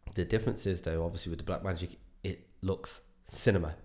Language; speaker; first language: English; native; English